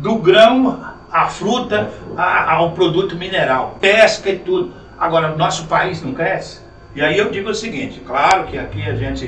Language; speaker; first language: Portuguese; native; Portuguese